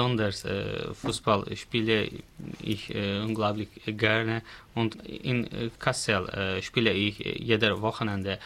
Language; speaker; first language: German; non-native, learner; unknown